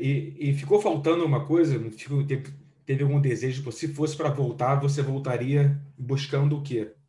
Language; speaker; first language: Portuguese; native; Portuguese